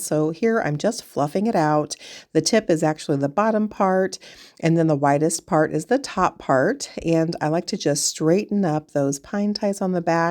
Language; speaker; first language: English; native; English